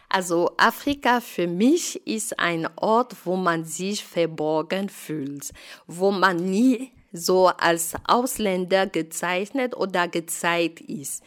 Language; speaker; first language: German; non-native, fluent; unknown